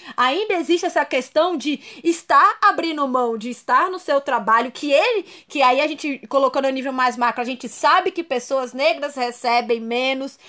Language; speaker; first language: Portuguese; native; Portuguese